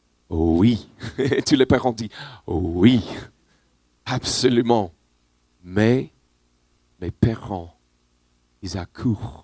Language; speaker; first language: French; non-native, learner; English